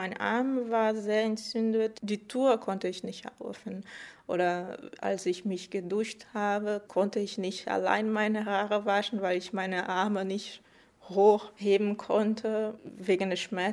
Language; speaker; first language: German; non-native, fluent; Portuguese